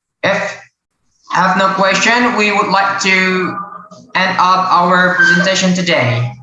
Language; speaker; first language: English; non-native, learner; Indonesian